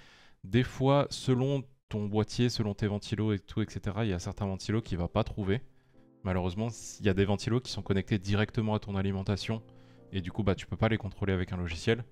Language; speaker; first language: French; native; French